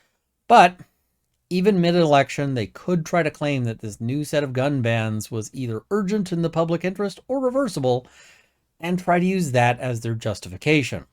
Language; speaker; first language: English; native; English